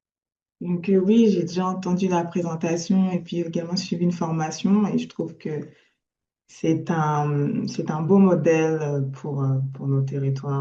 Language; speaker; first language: French; native; French